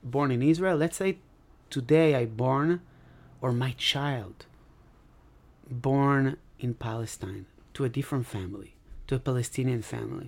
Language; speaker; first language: English; non-native, fluent; Hebrew